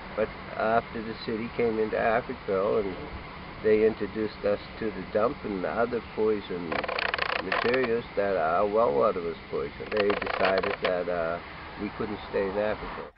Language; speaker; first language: English; native; English